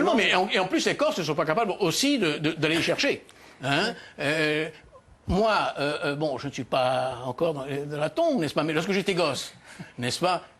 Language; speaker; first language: French; native; French